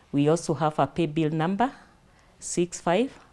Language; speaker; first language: English; non-native, local second language; Kikuyu